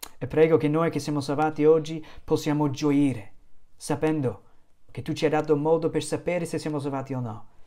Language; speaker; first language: Italian; non-native, fluent; English